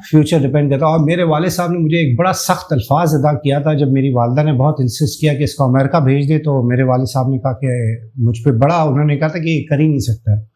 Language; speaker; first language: Urdu; native; Urdu